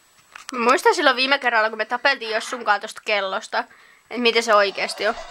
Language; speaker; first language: Finnish; native; Finnish